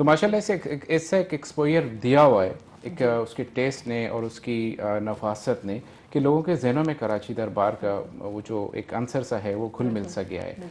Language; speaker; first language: Urdu; non-native, local second language; Northern Hindko